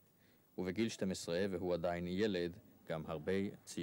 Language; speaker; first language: Hebrew; native; Hebrew